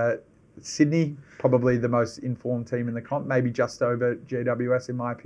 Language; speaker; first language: English; native; English